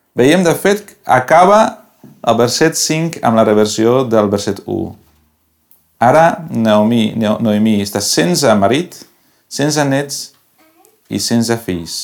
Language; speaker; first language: Catalan; non-native, local second language; Spanish